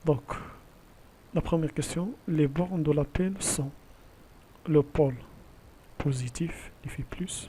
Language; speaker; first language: French; non-native, local second language; Arabic